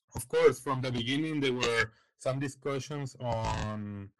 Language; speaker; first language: English; non-native, fluent; Spanish